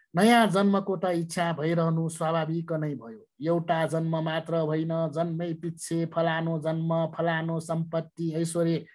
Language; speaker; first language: Nepali; non-native, local second language; Newari